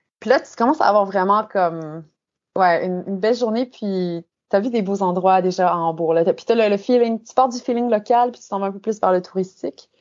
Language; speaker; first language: French; native; French